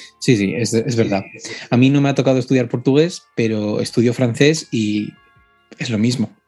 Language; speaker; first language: Spanish; native; Spanish